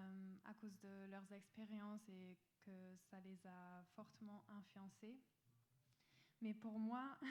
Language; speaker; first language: French; non-native, fluent; German